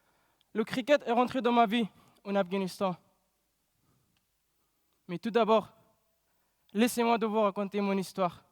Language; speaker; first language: French; non-native, learner; Pashto